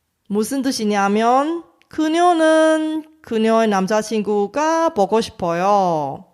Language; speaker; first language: Korean; non-native, fluent; Chinese